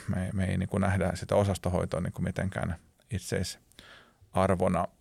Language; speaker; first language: Finnish; non-native, local second language; Swedish